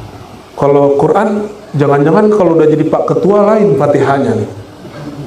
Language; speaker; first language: Indonesian; native; Indonesian